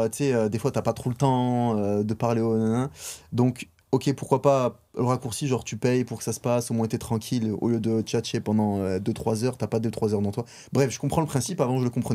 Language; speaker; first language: French; native; French